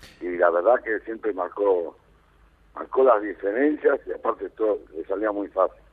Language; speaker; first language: Spanish; native; Spanish